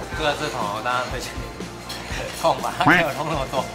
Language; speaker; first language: Chinese; native; Chinese